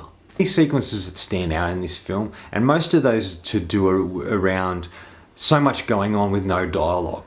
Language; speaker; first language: English; native; English